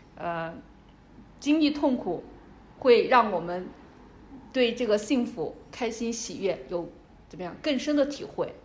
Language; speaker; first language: Chinese; native; Chinese